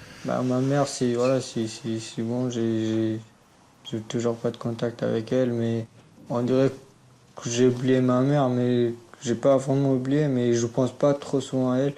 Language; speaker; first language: French; non-native, fluent; Persian